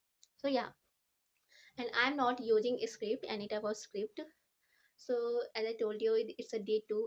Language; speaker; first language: English; non-native, learner; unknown